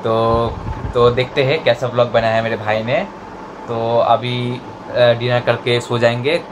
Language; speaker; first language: Hindi; non-native, local second language; Bangla